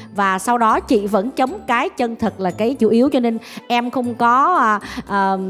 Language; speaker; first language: Vietnamese; native; Vietnamese